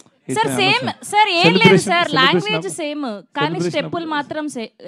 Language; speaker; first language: Telugu; native; Telugu